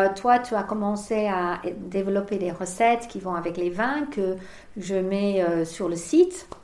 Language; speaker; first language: French; non-native, fluent; English